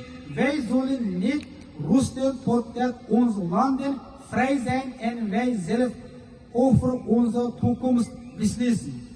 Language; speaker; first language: Dutch; non-native, fluent; Uyghur